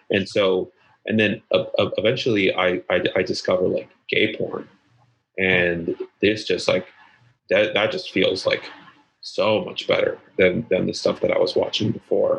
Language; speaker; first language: English; native; English